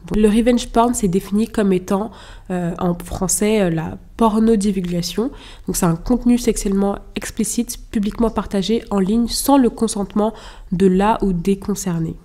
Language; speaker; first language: French; non-native, local second language; Lingala